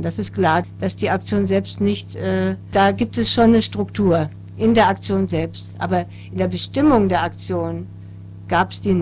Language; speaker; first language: German; native; German